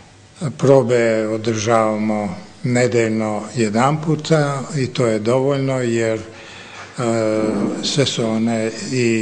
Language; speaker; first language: Serbian; native; Serbian